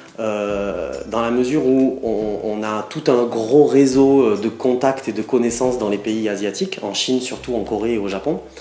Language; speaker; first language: French; native; French